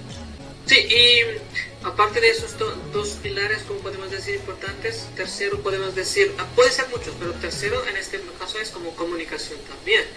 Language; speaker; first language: Spanish; non-native, fluent; Hindi